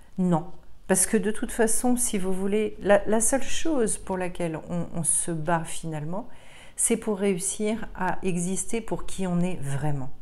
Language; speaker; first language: French; native; French